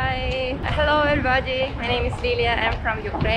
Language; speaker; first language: English; non-native, learner; Ukrainian